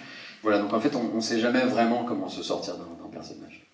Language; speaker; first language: French; native; French